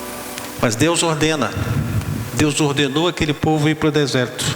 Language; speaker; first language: Portuguese; native; Portuguese